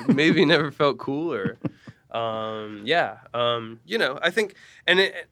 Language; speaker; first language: English; native; English